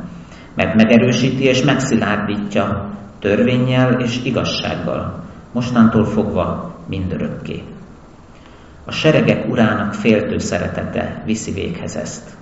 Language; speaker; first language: Hungarian; native; Hungarian